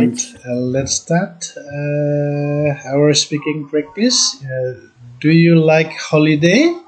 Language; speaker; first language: English; non-native, fluent; Indonesian